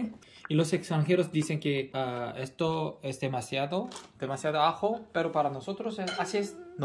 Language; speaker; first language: Spanish; non-native, fluent; Korean